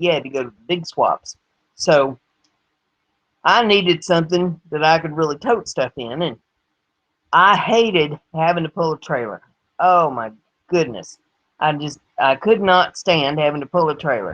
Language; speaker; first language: English; native; English